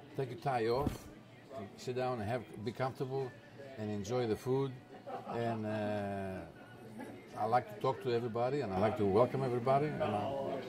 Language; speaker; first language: English; non-native, fluent; Greek